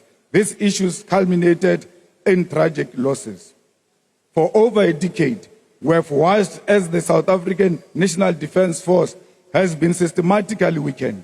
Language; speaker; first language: English; non-native, local second language; Northern Sotho